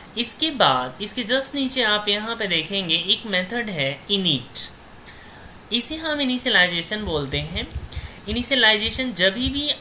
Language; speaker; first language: Hindi; native; Hindi